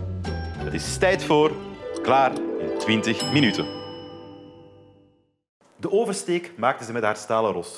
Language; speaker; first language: Dutch; native; Dutch